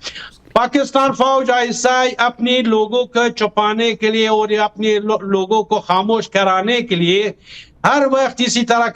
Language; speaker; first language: Hindi; non-native, fluent; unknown